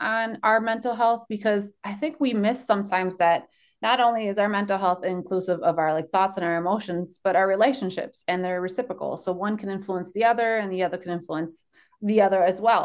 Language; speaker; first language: English; early bilingual, other home language; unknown